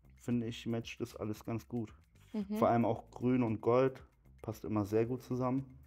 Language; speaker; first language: German; native; German